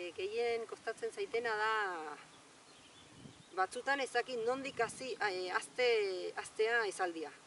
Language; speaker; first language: Basque; non-native, learner; Spanish